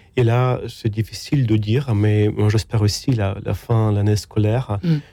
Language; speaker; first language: French; non-native, fluent; Ukrainian